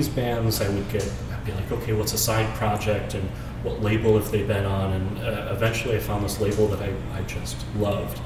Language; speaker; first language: English; native; English